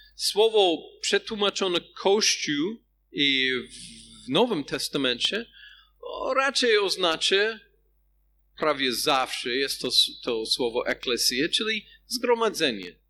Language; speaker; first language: Polish; non-native, fluent; English